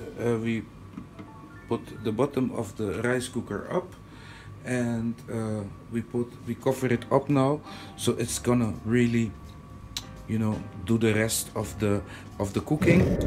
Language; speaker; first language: English; non-native, fluent; Dutch